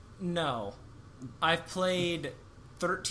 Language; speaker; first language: English; native; English